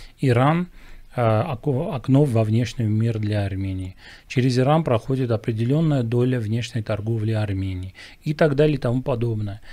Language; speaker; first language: Russian; non-native, local second language; Armenian